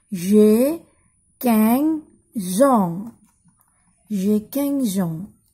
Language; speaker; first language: French; non-native, learner; Indonesian